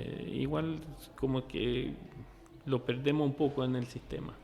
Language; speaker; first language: Spanish; non-native, fluent; Norwegian